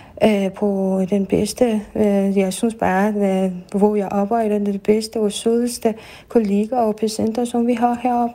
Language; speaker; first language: Danish; non-native, fluent; Persian